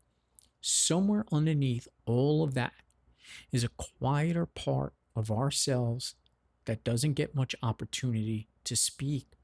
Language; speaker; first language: English; native; English